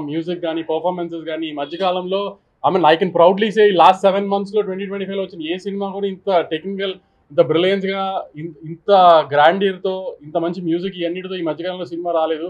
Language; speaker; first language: Telugu; native; Telugu